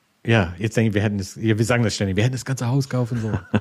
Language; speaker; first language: German; non-native, fluent; English